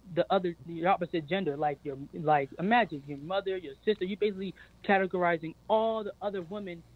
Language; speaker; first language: English; native; English